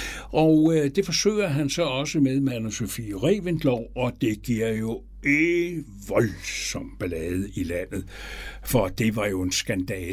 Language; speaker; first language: Danish; native; Danish